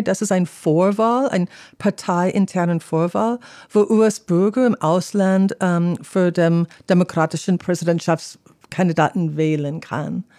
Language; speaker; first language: German; non-native, fluent; English